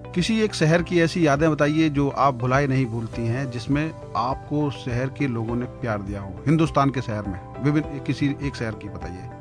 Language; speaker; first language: Hindi; native; Hindi